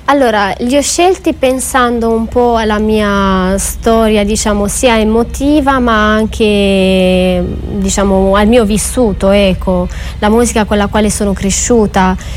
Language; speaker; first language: Italian; non-native, fluent; Romanian